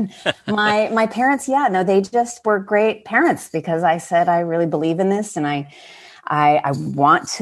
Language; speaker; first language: English; native; English